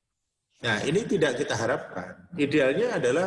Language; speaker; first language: Indonesian; non-native, local second language; Javanese